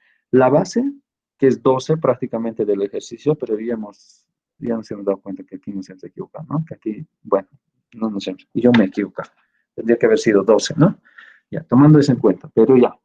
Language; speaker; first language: Spanish; native; Spanish